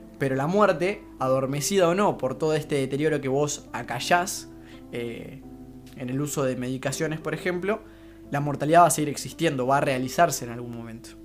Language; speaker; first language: Spanish; native; Spanish